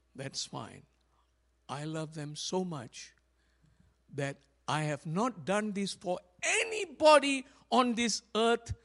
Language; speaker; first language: English; non-native, local second language; Tamil